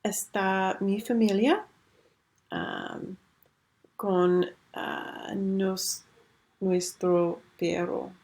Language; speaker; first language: Spanish; non-native, learner; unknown